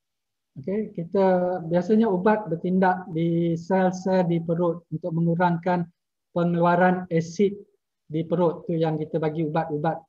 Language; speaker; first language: Malay; native; Malay